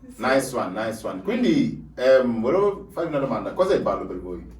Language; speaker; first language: Italian; native; Italian